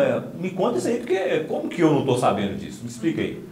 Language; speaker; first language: Portuguese; native; Portuguese